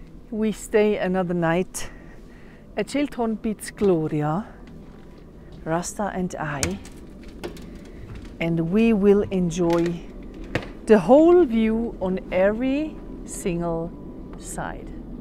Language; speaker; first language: English; non-native, fluent; German